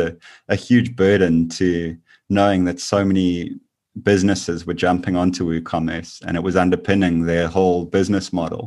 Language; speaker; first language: English; native; English